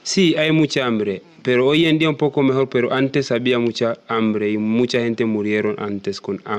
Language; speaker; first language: Spanish; non-native, learner; Masai